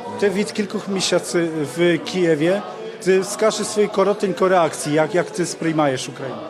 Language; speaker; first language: Ukrainian; non-native, fluent; Polish